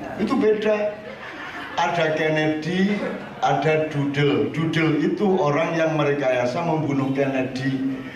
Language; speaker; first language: Indonesian; native; Indonesian